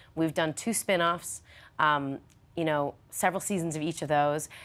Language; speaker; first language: English; native; English